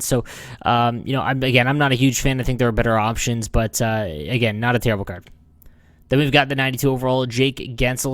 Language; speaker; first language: English; native; English